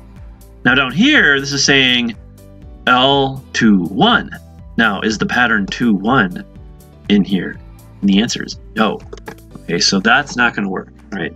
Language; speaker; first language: English; native; English